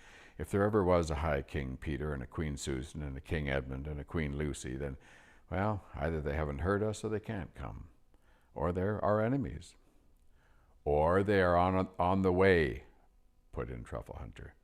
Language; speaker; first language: English; native; English